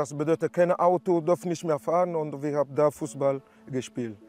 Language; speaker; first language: German; non-native, learner; French